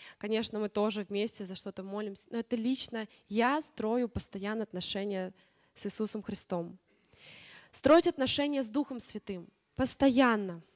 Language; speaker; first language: Russian; native; Russian